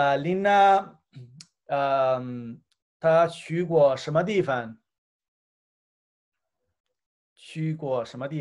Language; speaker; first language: Chinese; non-native, fluent; Spanish